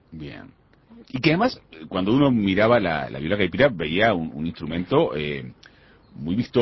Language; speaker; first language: Spanish; native; Spanish